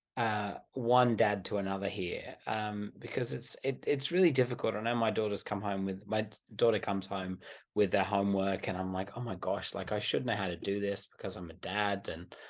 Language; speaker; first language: English; native; English